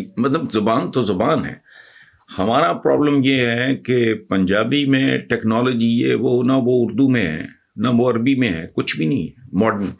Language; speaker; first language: Urdu; non-native, local second language; Punjabi